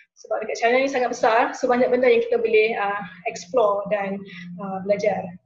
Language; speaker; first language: Malay; native; Malay